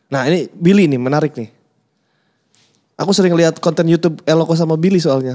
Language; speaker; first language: Indonesian; native; Indonesian